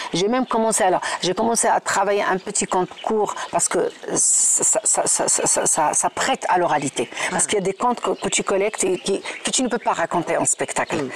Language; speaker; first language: French; non-native, local second language; Arabic